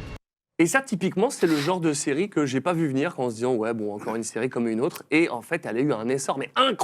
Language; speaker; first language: French; native; French